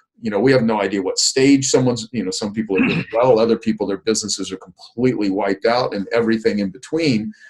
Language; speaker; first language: English; native; English